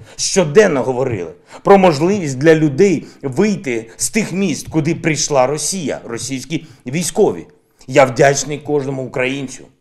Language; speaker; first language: Ukrainian; non-native, local second language; Russian